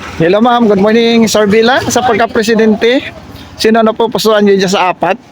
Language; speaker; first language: Filipino; native; Filipino